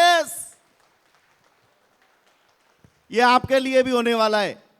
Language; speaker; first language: Hindi; native; Hindi